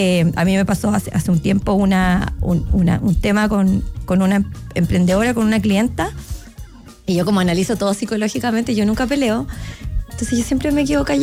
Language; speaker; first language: Spanish; native; Spanish